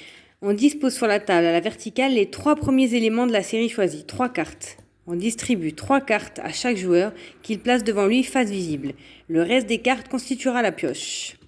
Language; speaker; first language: French; native; French